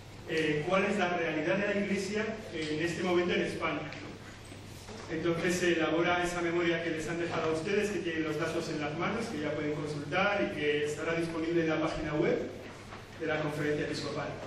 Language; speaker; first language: Spanish; native; Spanish